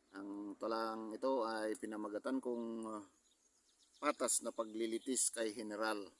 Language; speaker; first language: Filipino; non-native, local second language; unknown